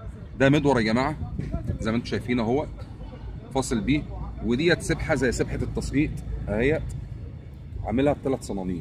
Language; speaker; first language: Arabic; native; Arabic